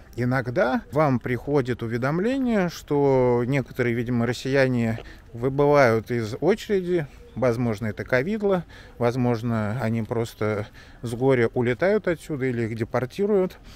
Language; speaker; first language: Russian; native; Russian